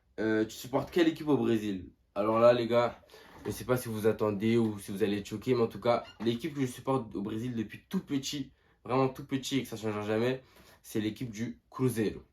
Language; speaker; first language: French; early bilingual, other home language; Portuguese